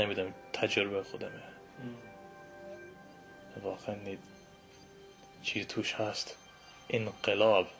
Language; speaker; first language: Persian; non-native, fluent; English